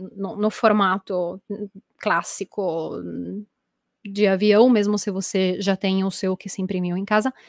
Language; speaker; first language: Portuguese; non-native, fluent; Italian